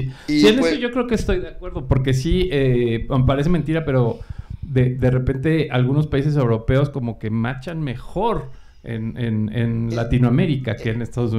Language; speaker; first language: Spanish; native; Spanish